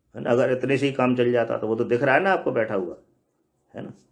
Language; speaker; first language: Hindi; native; Hindi